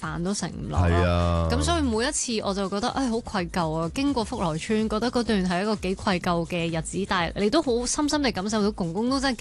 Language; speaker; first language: Cantonese; native; Cantonese